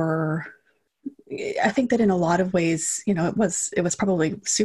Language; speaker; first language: English; native; English